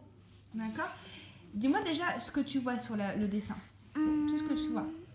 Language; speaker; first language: French; native; French